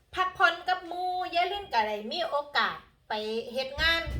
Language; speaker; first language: Thai; native; Thai